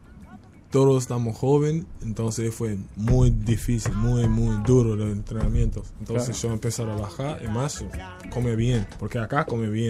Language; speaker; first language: Spanish; non-native, learner; English